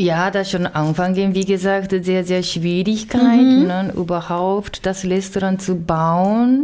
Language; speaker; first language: German; non-native, learner; Japanese